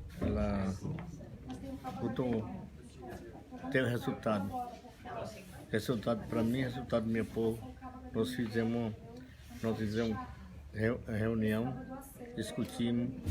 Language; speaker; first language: Portuguese; non-native, local second language; Yanomámi